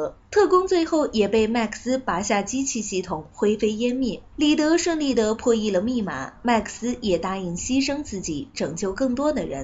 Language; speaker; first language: Chinese; native; Chinese